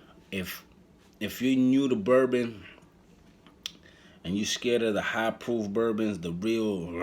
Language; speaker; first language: English; native; English